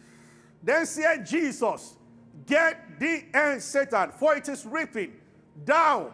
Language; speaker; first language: English; non-native, local second language; Yoruba